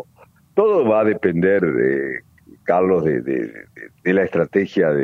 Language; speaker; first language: Spanish; native; Spanish